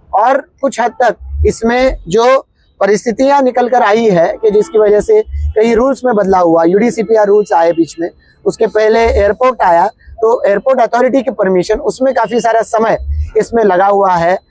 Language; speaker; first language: Hindi; non-native, local second language; Marathi